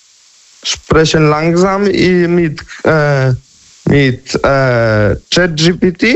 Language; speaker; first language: German; non-native, learner; Polish